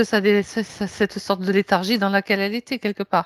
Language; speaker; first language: French; native; French